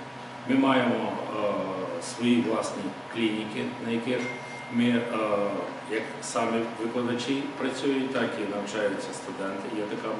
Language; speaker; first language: Ukrainian; native; Ukrainian